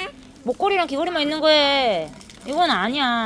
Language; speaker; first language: Korean; native; Korean